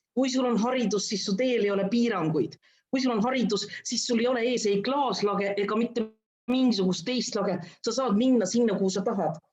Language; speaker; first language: Estonian; non-native, local second language; Russian